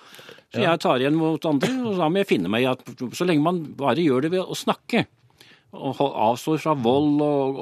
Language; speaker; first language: Norwegian; native; Norwegian